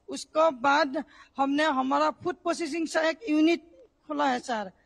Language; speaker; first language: Hindi; non-native, local second language; Assamese